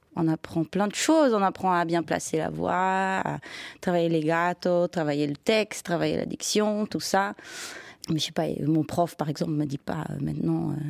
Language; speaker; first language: French; non-native, fluent; Dutch